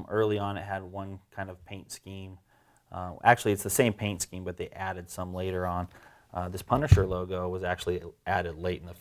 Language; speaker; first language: English; native; English